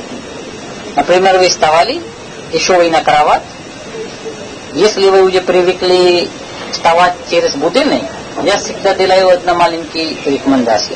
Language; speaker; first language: Russian; non-native, learner; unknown